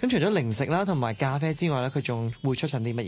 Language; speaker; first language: Cantonese; native; Cantonese